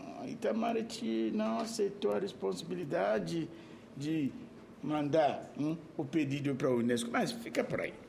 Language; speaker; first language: Portuguese; non-native, fluent; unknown